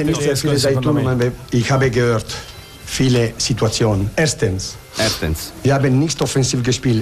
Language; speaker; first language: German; non-native, learner; Italian